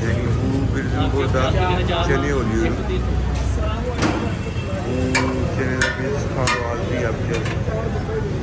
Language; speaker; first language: Turkish; non-native, learner; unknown